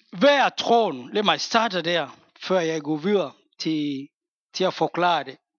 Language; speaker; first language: Danish; non-native, fluent; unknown